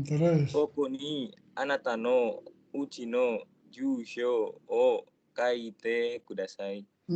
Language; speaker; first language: Japanese; non-native, learner; Indonesian